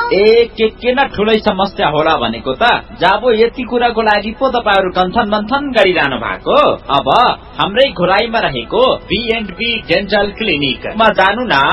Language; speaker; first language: Nepali; native; Nepali